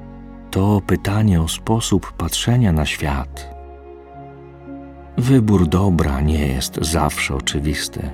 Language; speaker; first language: Polish; native; Polish